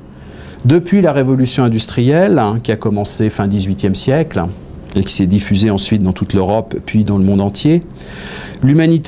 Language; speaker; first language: French; native; French